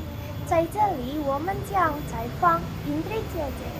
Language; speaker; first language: Chinese; non-native, learner; Indonesian